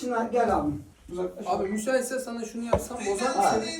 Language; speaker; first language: Turkish; native; Turkish